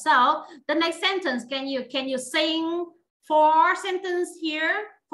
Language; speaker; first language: English; non-native, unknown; Vietnamese